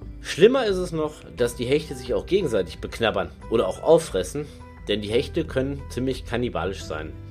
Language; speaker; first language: German; native; German